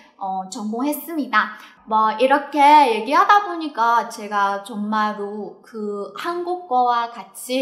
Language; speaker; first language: Korean; non-native, fluent; Chinese